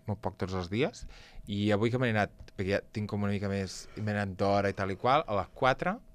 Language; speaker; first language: Catalan; native; Catalan